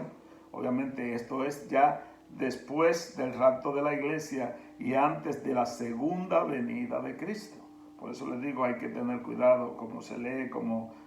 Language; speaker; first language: Spanish; native; Spanish